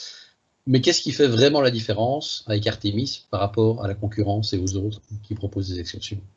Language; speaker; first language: French; native; French